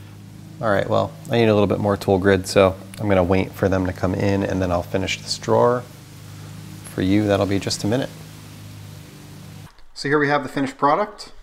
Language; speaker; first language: English; native; English